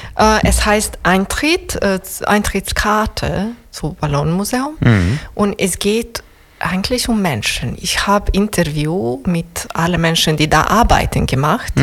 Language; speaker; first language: German; non-native, fluent; Serbian